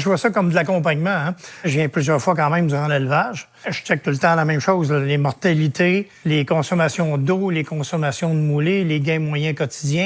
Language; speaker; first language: French; native; French